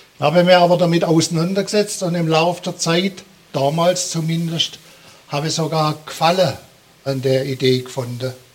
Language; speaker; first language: German; native; German